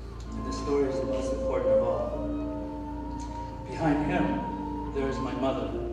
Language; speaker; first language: English; early bilingual, other home language; Chinese